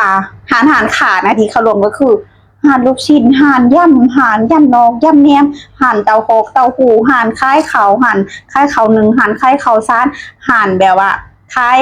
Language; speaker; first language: Thai; non-native, local second language; Lao